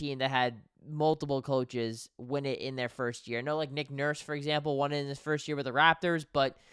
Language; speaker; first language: English; native; English